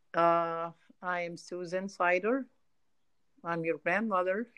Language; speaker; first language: English; non-native, fluent; Arabic